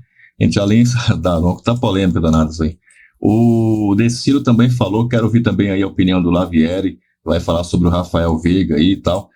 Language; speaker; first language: Portuguese; native; Portuguese